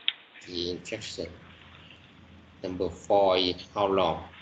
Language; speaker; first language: English; non-native, learner; Vietnamese